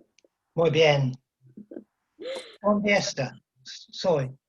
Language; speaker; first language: Spanish; non-native, learner; English